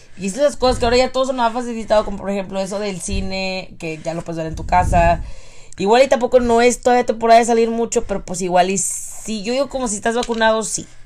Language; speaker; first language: Spanish; native; Spanish